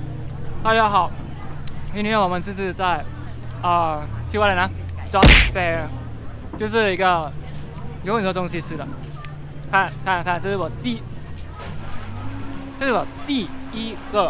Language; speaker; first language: Chinese; non-native, learner; Thai